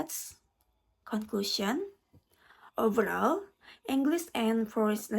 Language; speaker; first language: English; non-native, learner; Indonesian